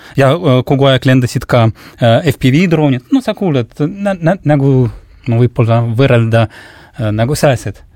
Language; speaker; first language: Estonian; non-native, local second language; Russian